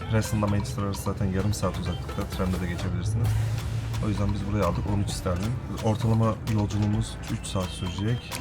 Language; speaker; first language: Turkish; native; Turkish